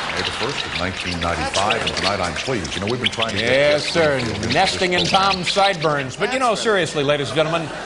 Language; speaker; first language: English; native; English